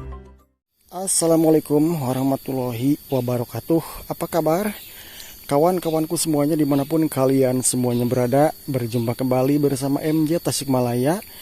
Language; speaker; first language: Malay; non-native, local second language; Sundanese